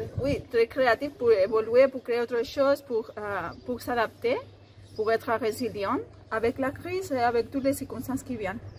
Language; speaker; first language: French; non-native, fluent; Spanish